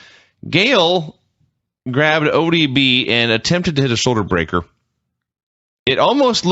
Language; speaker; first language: English; native; English